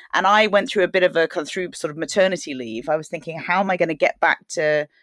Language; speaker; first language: English; native; English